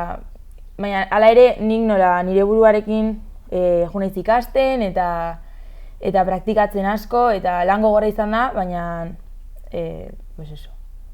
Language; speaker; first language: Basque; non-native, local second language; Spanish